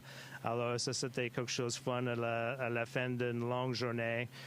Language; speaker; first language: French; non-native, fluent; English